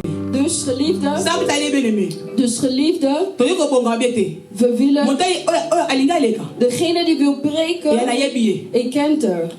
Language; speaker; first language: Dutch; non-native, learner; Lingala